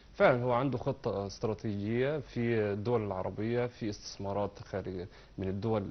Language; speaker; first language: Arabic; native; Arabic